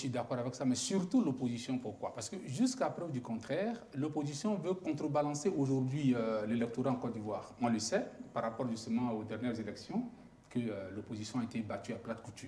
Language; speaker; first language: French; native; French